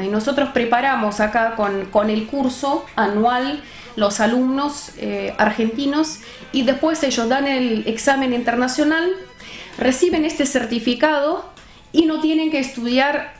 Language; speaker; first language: Spanish; non-native, fluent; Russian